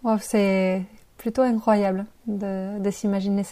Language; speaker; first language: French; native; French